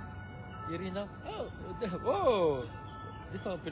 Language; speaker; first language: French; native; French